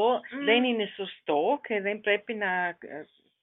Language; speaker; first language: Greek; non-native, learner; German